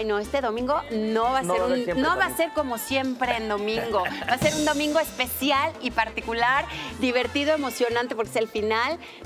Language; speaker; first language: Spanish; native; Spanish